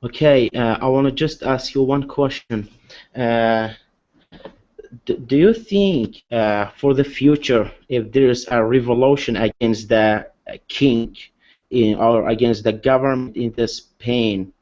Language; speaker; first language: English; non-native, learner; Arabic